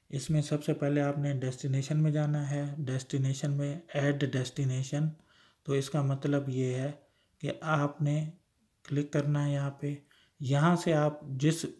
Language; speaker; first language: Urdu; non-native, local second language; Sindhi